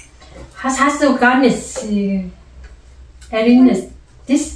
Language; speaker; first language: German; non-native, learner; Vietnamese